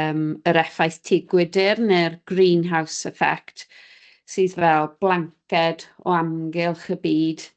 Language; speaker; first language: Welsh; native; Welsh